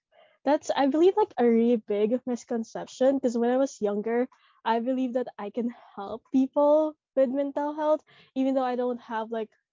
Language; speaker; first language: English; non-native, local second language; Filipino